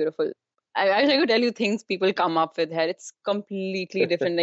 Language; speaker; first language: English; non-native, local second language; Kashmiri